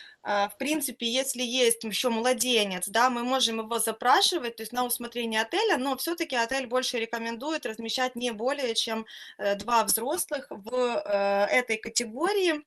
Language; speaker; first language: Russian; native; Russian